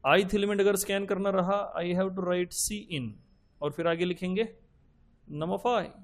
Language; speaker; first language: Hindi; non-native, local second language; Marathi